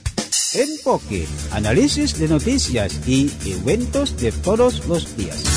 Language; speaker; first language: Spanish; non-native, fluent; Indonesian